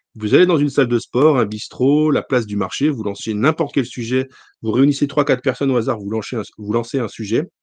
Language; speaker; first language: French; native; French